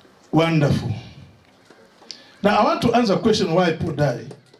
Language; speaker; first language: English; non-native, local second language; Swahili